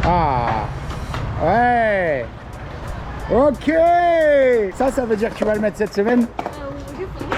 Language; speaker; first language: French; native; French